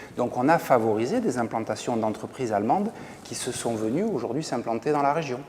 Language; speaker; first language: French; native; French